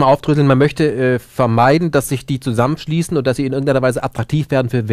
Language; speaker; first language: German; native; German